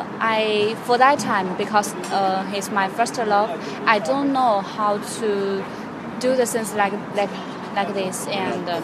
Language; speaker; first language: English; non-native, fluent; Chinese